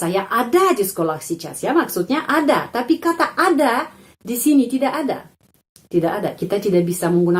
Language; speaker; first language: Indonesian; non-native, fluent; Russian